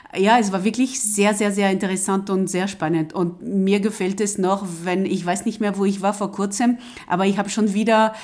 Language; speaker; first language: German; non-native, fluent; French